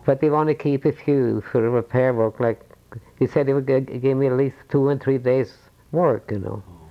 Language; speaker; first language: English; non-native, fluent; Swedish